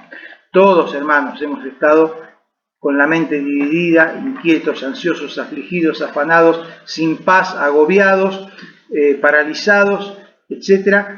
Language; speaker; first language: Spanish; native; Spanish